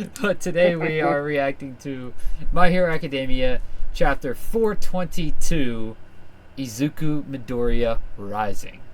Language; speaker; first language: English; native; English